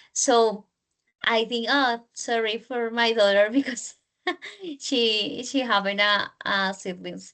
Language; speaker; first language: English; non-native, learner; Spanish